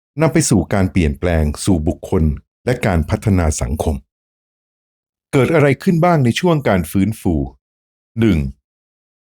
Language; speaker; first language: Thai; native; Thai